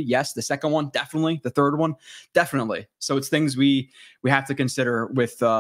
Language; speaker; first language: English; native; English